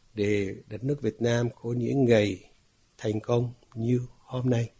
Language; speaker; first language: Vietnamese; non-native, fluent; Arabic